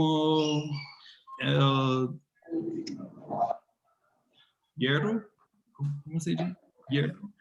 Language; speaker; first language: Spanish; non-native, fluent; English